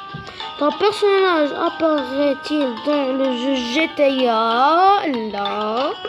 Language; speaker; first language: French; non-native, local second language; Arabic